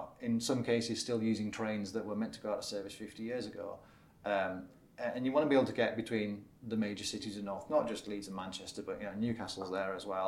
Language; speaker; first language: English; native; English